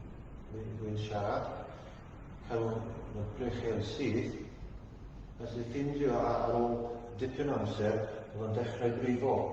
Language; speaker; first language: Welsh; non-native, fluent; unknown